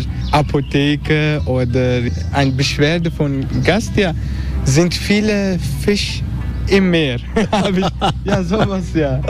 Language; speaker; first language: German; non-native, learner; Turkish